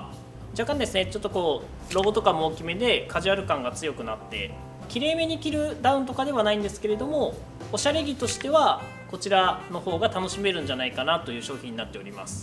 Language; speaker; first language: Japanese; native; Japanese